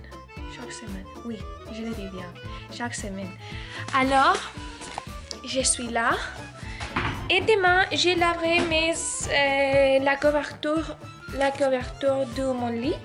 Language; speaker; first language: French; non-native, learner; Spanish